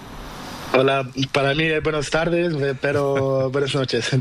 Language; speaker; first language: Spanish; non-native, local second language; Portuguese